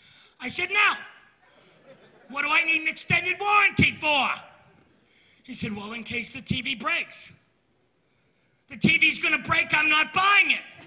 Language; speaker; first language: English; native; English